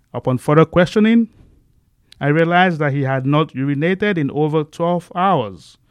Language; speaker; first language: English; non-native, local second language; Igbo